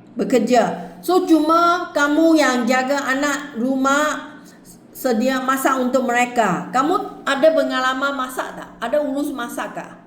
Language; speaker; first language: Malay; native; Malay